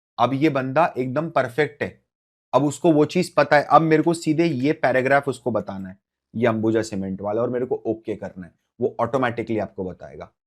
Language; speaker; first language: Hindi; native; Hindi